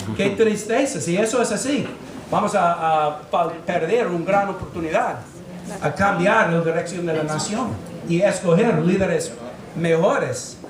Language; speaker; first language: Spanish; non-native, fluent; English